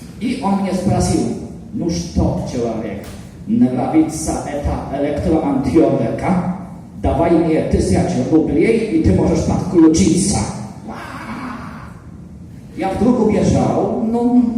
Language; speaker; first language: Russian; non-native, learner; Polish